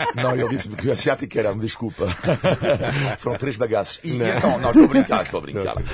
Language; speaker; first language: Portuguese; non-native, fluent; French